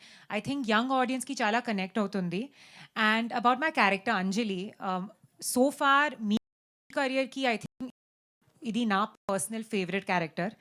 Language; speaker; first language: Telugu; non-native, learner; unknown